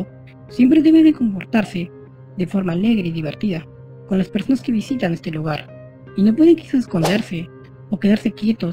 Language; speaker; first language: Spanish; native; Spanish